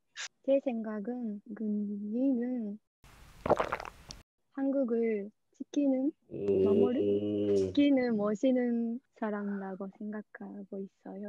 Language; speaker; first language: Korean; non-native, learner; Japanese